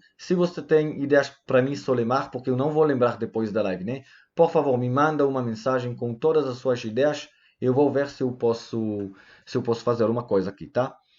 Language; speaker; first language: Portuguese; non-native, fluent; Hebrew